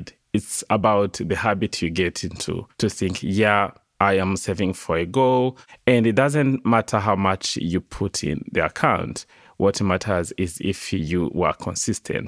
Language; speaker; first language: English; non-native, local second language; Kinyarwanda